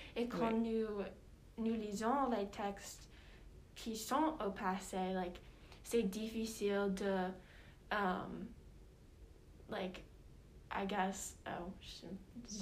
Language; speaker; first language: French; non-native, learner; English